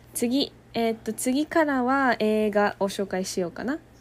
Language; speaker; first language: Japanese; native; Japanese